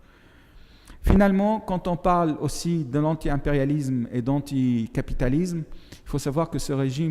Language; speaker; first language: French; non-native, fluent; Arabic